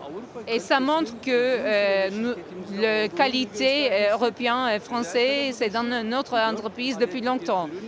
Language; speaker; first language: French; non-native, learner; Turkish